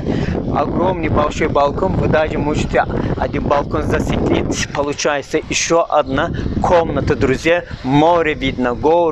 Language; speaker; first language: Russian; non-native, learner; Turkish